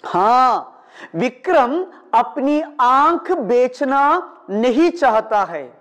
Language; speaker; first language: Hindi; non-native, local second language; Malayalam